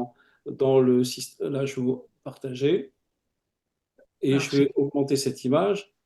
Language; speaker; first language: French; native; French